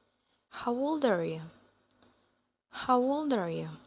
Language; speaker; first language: English; non-native, fluent; Russian